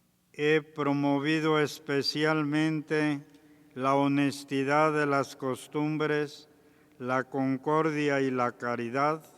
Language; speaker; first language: Spanish; native; Spanish